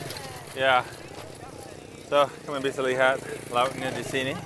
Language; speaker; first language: Indonesian; non-native, fluent; English